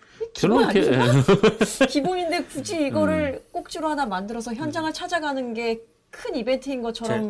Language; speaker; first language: Korean; native; Korean